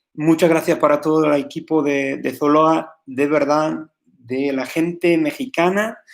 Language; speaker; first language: Spanish; non-native, fluent; English